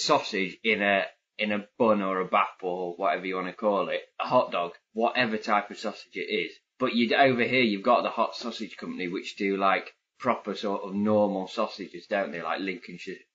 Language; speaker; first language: English; native; English